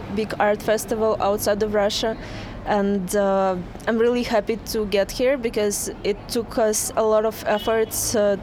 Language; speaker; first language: English; non-native, fluent; Russian